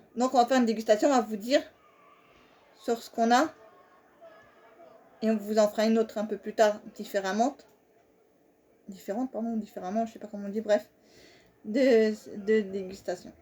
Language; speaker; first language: French; native; French